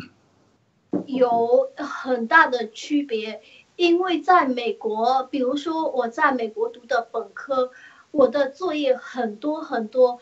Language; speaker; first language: Chinese; early bilingual, heritage; Chinese